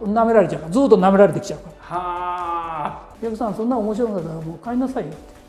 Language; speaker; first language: Japanese; native; Japanese